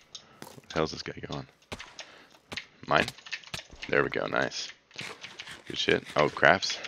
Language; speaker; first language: English; native; English